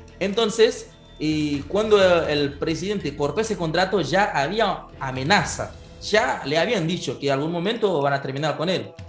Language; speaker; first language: Spanish; non-native, fluent; Haitian Creole